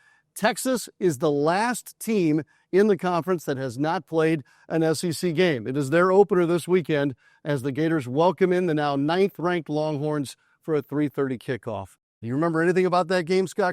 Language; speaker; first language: English; native; English